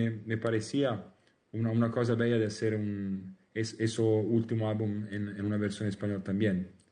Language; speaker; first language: Spanish; non-native, learner; Italian